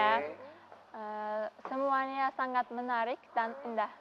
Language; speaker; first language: Indonesian; non-native, learner; Uzbek